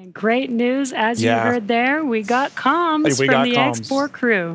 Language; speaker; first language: English; native; English